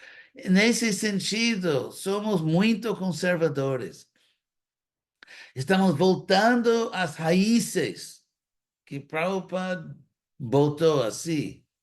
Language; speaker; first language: Portuguese; non-native, fluent; English